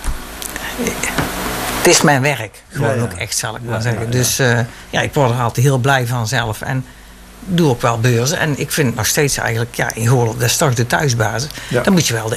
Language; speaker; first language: Dutch; native; Dutch